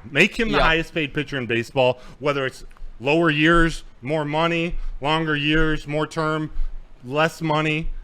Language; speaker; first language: English; native; English